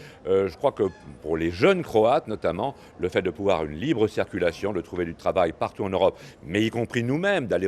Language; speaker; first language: French; native; French